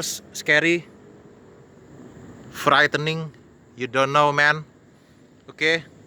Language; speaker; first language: English; non-native, learner; Indonesian